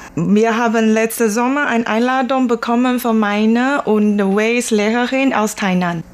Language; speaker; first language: German; non-native, learner; Chinese